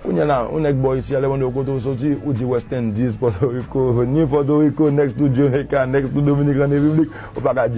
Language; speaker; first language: Haitian Creole; native; Haitian Creole